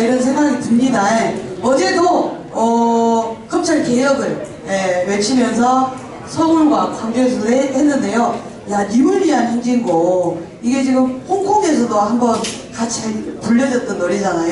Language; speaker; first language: Korean; native; Korean